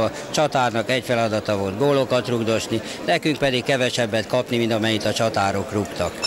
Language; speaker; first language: Hungarian; native; Hungarian